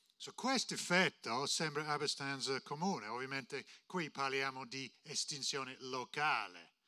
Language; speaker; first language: Italian; non-native, fluent; English